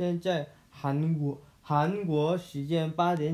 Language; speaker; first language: Chinese; non-native, learner; Korean